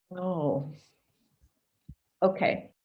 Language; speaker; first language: English; native; English